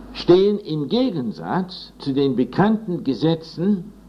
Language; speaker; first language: German; non-native, fluent; English